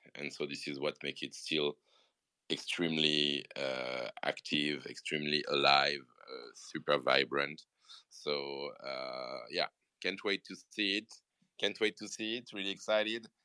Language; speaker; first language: English; non-native, fluent; French